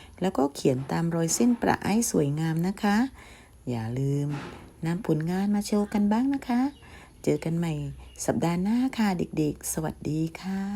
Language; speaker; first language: Thai; native; Thai